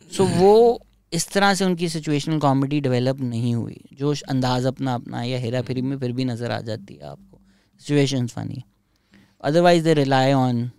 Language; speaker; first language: Urdu; native; Urdu